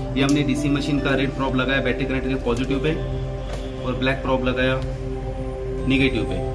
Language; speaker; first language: Hindi; native; Hindi